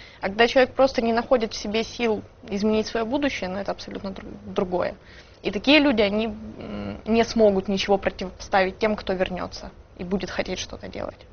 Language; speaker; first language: Russian; native; Russian